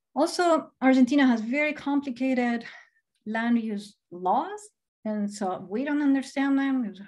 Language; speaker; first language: English; non-native, fluent; Spanish